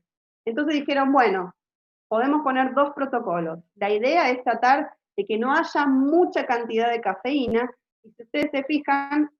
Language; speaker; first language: Spanish; native; Spanish